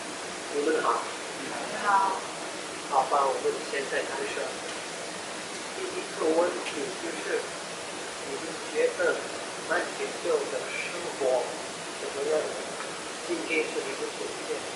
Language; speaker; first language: Chinese; non-native, learner; Indonesian